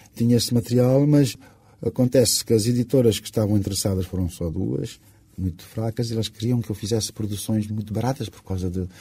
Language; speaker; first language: Portuguese; non-native, local second language; Kabuverdianu